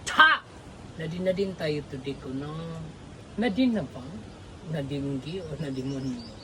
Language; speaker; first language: Filipino; non-native, local second language; Waray